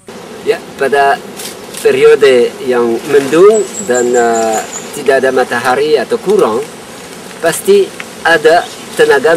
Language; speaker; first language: Indonesian; non-native, learner; French